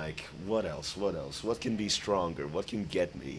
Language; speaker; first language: English; non-native, fluent; Croatian